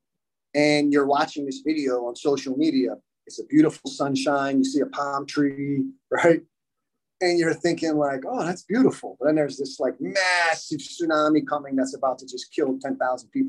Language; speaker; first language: English; native; English